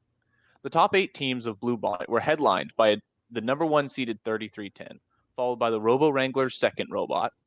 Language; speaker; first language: English; native; English